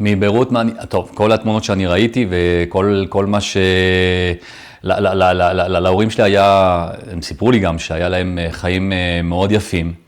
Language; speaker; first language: Hebrew; early bilingual, other home language; French